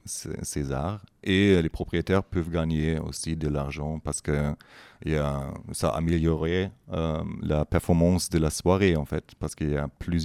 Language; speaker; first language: French; non-native, fluent; German